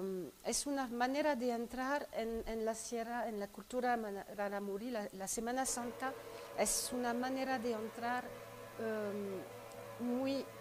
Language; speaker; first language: Spanish; non-native, fluent; French